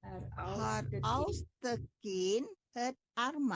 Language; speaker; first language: Dutch; non-native, fluent; Indonesian